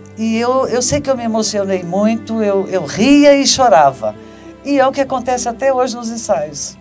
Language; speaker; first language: Portuguese; native; Portuguese